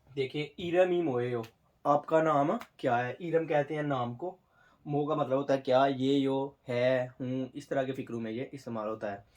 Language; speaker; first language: Urdu; native; Urdu